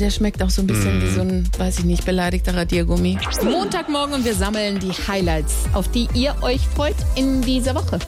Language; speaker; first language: German; native; German